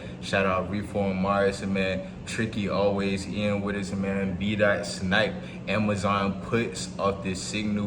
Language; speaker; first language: English; native; English